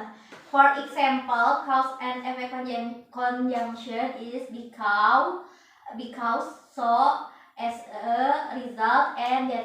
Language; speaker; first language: English; non-native, learner; Indonesian